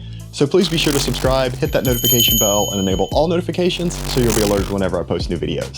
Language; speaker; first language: English; native; English